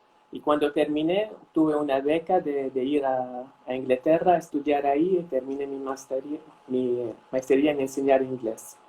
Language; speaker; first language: Spanish; non-native, fluent; Arabic